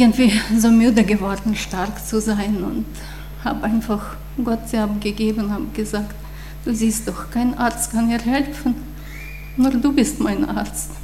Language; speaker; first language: German; non-native, learner; Russian